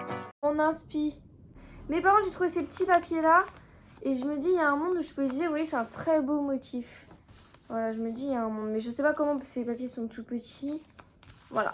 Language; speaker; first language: French; native; French